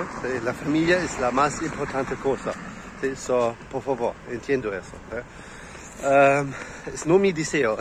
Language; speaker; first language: Spanish; non-native, learner; German